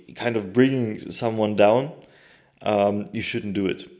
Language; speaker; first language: English; non-native, fluent; Turkish